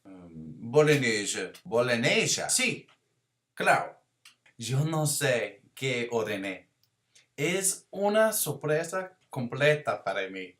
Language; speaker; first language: Spanish; non-native, learner; English